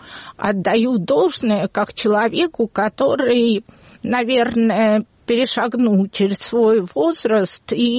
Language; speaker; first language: Russian; native; Russian